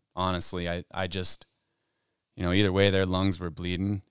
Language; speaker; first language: English; native; English